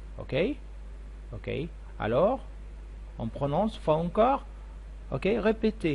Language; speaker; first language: French; non-native, fluent; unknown